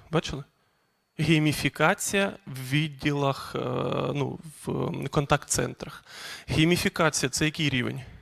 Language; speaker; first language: Ukrainian; non-native, local second language; Russian